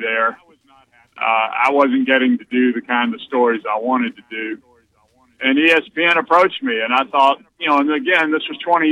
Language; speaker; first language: English; native; English